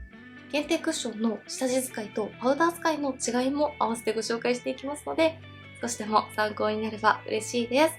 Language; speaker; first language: Japanese; native; Japanese